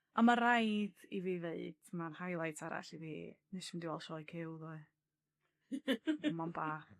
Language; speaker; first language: Welsh; native; Welsh